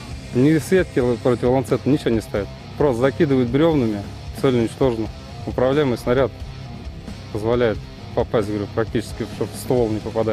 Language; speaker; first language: Russian; native; Russian